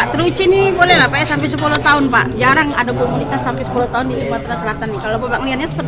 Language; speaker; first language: Indonesian; native; Indonesian